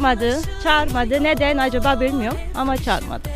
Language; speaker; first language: Turkish; non-native, learner; German